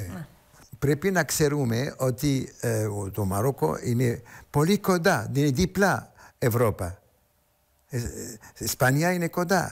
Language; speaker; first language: Greek; non-native, learner; Arabic